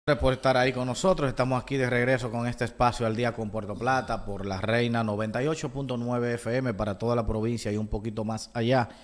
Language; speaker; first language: Spanish; native; Spanish